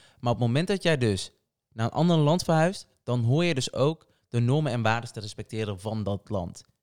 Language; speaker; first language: Dutch; early bilingual, other home language; Portuguese